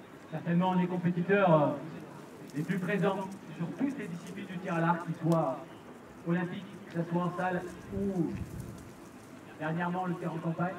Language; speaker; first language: French; native; French